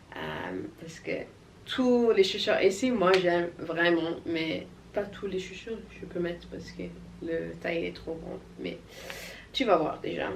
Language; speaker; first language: French; non-native, learner; English